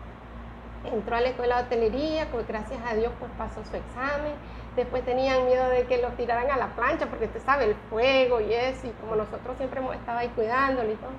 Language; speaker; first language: Spanish; native; Spanish